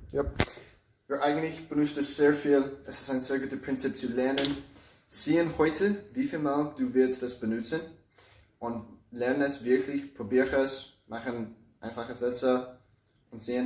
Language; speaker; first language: German; non-native, learner; English